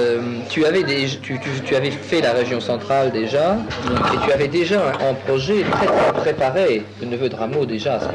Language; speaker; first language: French; native; French